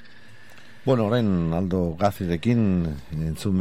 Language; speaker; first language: Basque; native; Basque